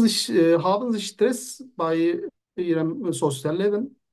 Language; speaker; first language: German; non-native, fluent; Turkish